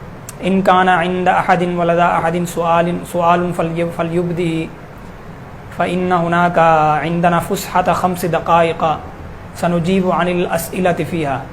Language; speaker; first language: Arabic; non-native, fluent; Urdu